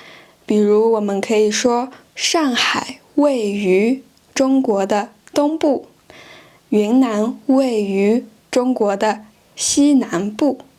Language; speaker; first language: Chinese; non-native, fluent; French